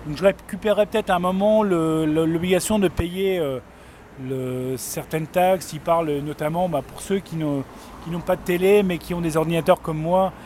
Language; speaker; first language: French; native; French